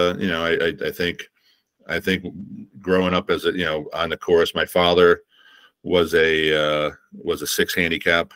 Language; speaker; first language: English; native; English